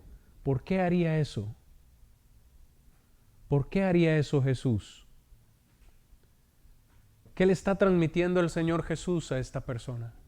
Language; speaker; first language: Spanish; native; Spanish